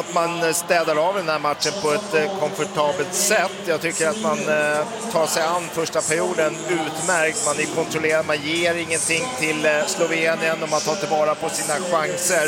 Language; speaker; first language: Swedish; native; Swedish